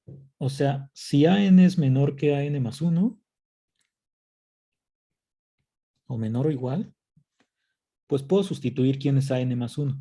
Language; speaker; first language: Spanish; native; Spanish